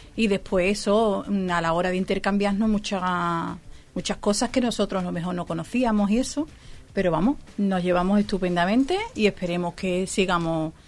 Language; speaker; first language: Spanish; native; Spanish